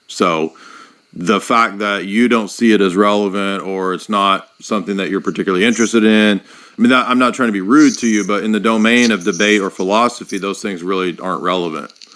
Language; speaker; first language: English; native; English